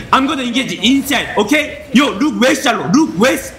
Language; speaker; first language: English; non-native, learner; Korean